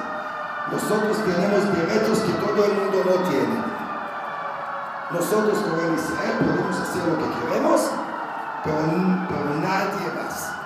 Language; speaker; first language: Spanish; non-native, learner; Hebrew